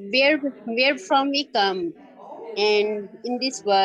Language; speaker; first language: English; non-native, learner; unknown